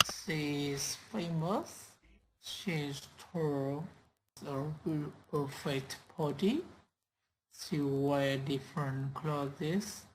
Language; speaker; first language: English; non-native, learner; Vietnamese